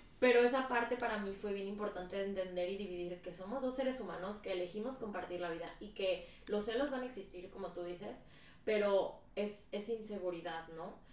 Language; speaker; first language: Spanish; early bilingual, heritage; Spanish